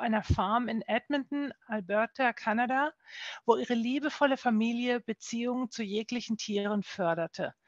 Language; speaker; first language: German; native; German